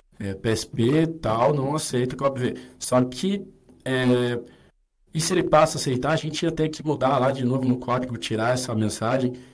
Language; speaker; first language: Portuguese; native; Portuguese